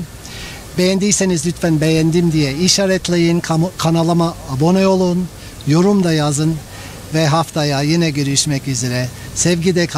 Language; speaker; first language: Turkish; non-native, fluent; English